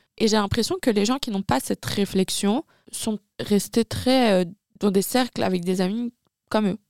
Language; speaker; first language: French; native; French